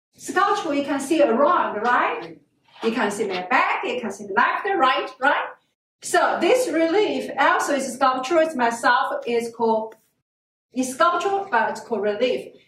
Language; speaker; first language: English; non-native, learner; Chinese